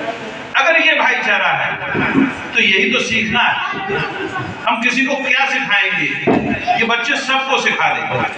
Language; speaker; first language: Hindi; native; Hindi